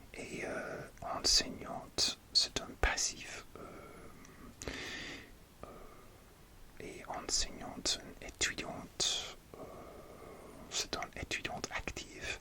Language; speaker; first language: French; non-native, learner; English